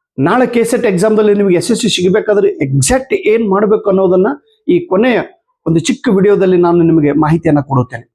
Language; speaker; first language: Kannada; native; Kannada